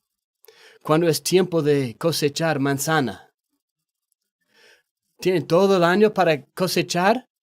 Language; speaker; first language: Spanish; non-native, fluent; English